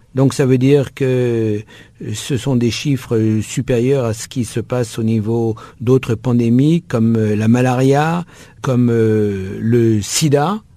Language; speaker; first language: French; native; French